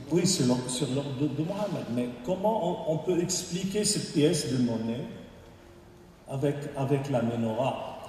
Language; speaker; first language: French; non-native, local second language; Arabic